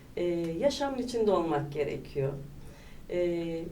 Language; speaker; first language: Turkish; native; Turkish